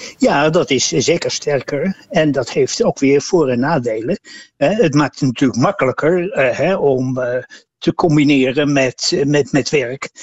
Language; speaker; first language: Dutch; native; Dutch